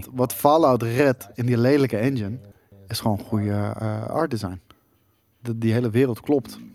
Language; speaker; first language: Dutch; native; Dutch